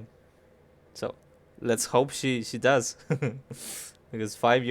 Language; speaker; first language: English; non-native, fluent; Spanish